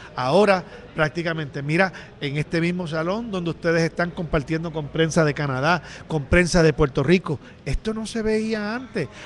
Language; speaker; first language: Spanish; native; Spanish